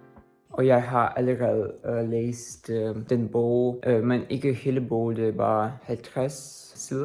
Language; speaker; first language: Danish; non-native, learner; Russian